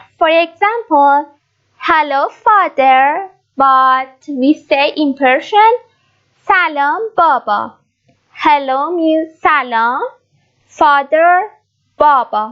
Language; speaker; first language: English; non-native, learner; Persian